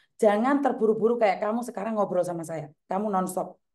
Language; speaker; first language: Indonesian; non-native, local second language; Javanese